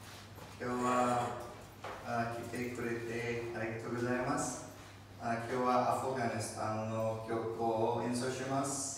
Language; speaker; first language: Japanese; non-native, learner; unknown